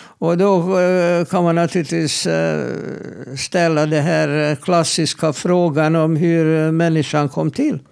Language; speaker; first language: Swedish; non-native, fluent; Hungarian